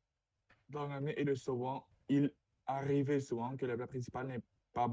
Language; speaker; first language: French; non-native, learner; Russian